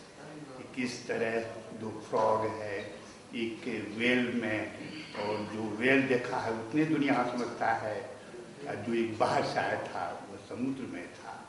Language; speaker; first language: Hindi; native; Hindi